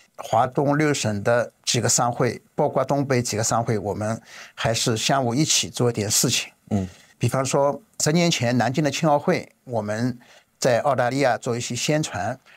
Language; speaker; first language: Chinese; native; Chinese